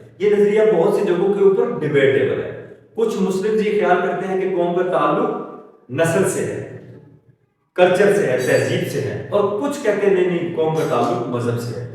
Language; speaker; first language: Urdu; native; Urdu